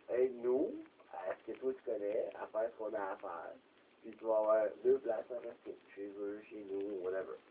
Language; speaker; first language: French; native; French